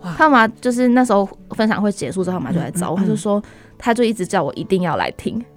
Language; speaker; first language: Chinese; native; Chinese